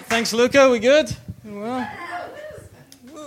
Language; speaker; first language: English; native; English